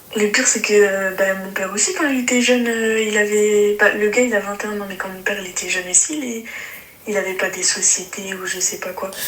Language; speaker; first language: French; early bilingual, other home language; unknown